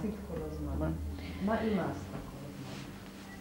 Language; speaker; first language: Hebrew; native; Hebrew